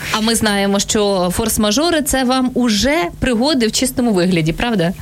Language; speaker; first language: Ukrainian; native; Ukrainian